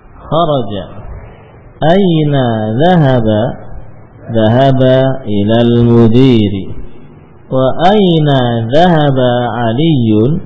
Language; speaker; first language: Arabic; non-native, fluent; Indonesian